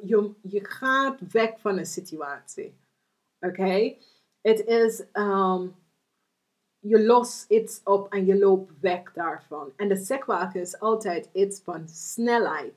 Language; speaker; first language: Dutch; non-native, fluent; English